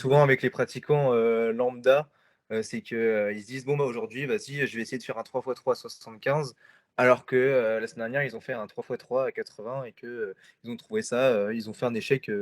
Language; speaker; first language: French; native; French